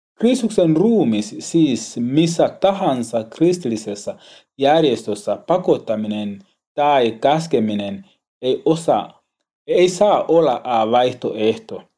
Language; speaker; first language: Finnish; non-native, learner; Swahili